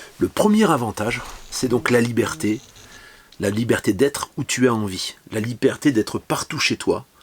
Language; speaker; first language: French; native; French